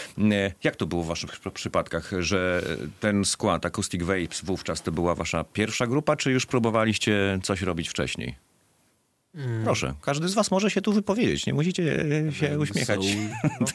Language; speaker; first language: Polish; native; Polish